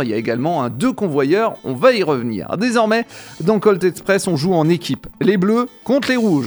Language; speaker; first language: French; native; French